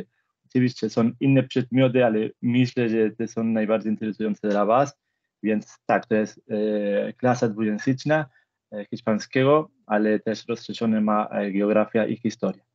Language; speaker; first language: Polish; non-native, fluent; Spanish